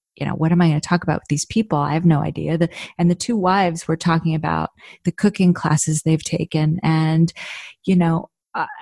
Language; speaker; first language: English; native; English